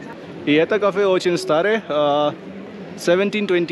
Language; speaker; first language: Russian; non-native, learner; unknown